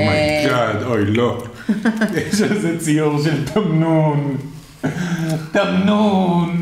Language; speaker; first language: Hebrew; native; Hebrew